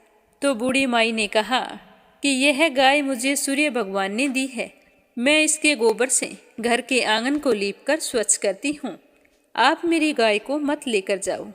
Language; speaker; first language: Hindi; native; Hindi